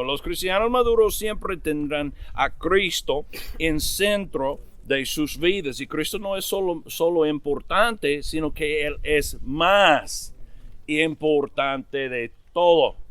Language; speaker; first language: Spanish; non-native, fluent; English